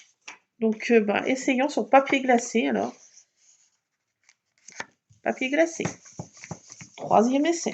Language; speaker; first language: French; native; French